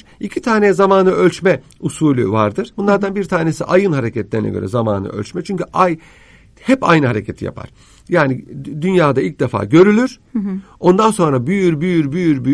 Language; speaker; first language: Turkish; native; Turkish